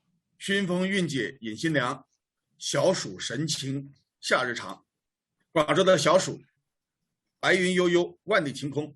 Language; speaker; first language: Chinese; native; Chinese